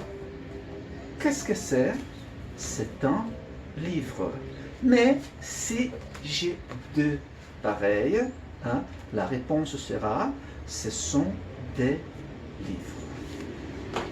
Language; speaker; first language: French; non-native, fluent; Portuguese